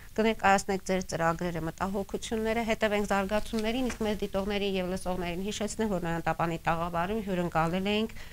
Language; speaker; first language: Armenian; native; Armenian